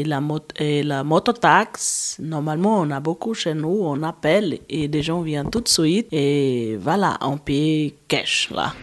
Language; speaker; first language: French; non-native, learner; Portuguese